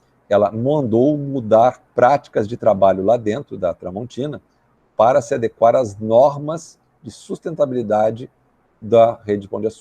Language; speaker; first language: Portuguese; native; Portuguese